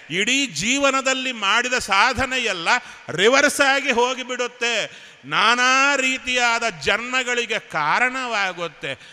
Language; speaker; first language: Kannada; native; Kannada